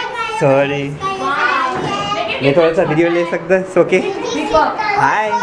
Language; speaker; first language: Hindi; non-native, learner; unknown